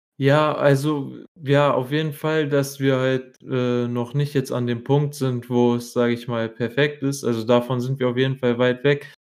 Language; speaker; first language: German; early bilingual, other home language; Arabic